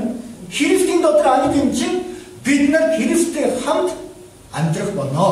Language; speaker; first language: Mongolian; non-native, fluent; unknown